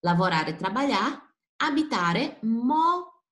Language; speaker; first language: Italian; non-native, fluent; Portuguese